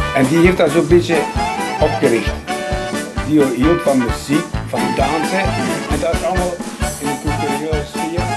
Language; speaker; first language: Dutch; early bilingual, other home language; Polish